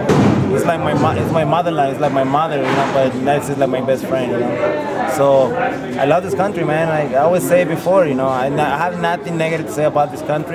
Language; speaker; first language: English; non-native, fluent; Spanish